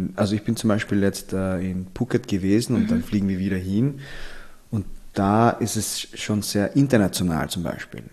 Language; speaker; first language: German; early bilingual, other home language; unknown